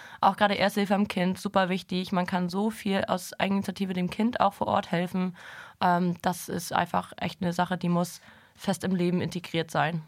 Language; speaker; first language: German; native; German